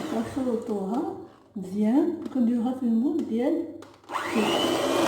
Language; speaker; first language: Arabic; native; Arabic